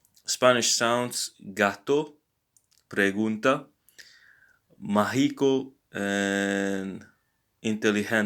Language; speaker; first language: Spanish; non-native, learner; English